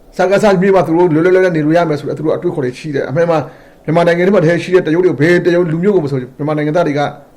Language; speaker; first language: Burmese; native; Burmese